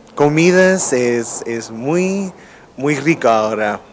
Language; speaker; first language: Spanish; non-native, fluent; English